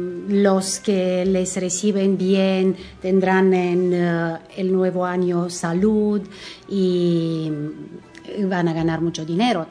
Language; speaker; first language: Spanish; non-native, fluent; Romanian